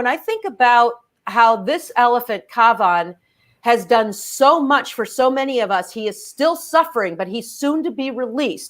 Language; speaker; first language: English; native; English